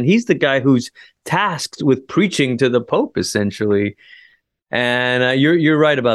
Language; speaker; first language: English; native; English